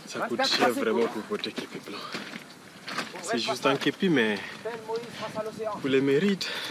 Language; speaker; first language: French; non-native, learner; Spanish